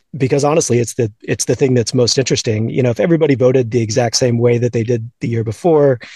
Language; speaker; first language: English; native; English